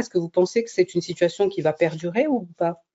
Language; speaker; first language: French; native; French